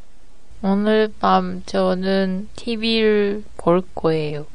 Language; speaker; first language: Korean; non-native, learner; Japanese